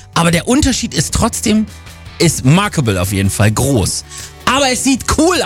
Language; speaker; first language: German; native; German